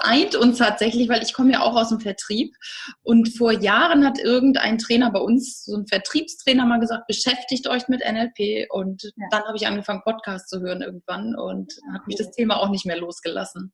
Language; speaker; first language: German; native; German